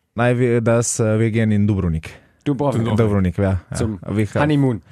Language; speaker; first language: German; non-native, fluent; Slovenian